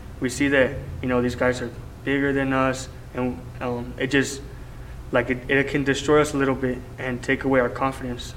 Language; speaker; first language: English; native; English